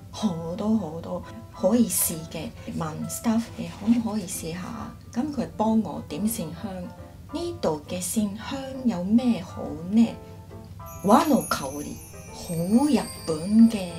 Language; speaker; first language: Cantonese; non-native, fluent; Japanese